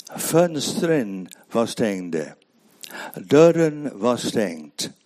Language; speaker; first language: Swedish; non-native, fluent; English